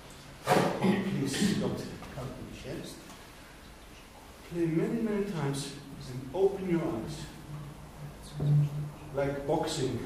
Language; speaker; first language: English; non-native, learner; German